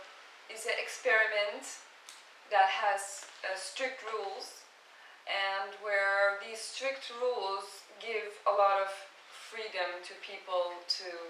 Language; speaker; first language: English; non-native, fluent; Turkish